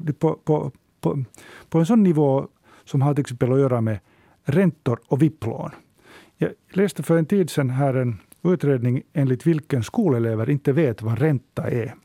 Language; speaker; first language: Swedish; native; Swedish